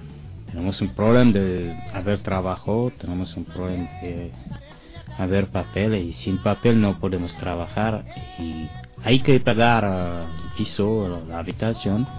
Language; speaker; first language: Spanish; non-native, learner; French